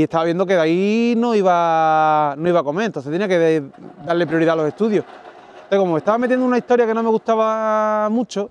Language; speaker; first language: Spanish; native; Spanish